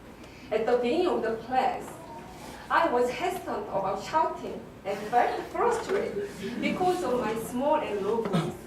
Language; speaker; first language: English; non-native, learner; Korean